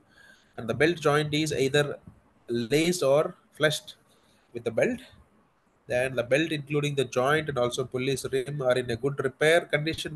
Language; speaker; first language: English; non-native, local second language; Telugu